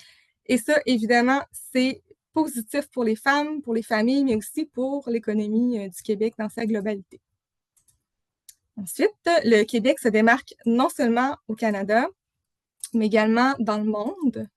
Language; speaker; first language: French; native; French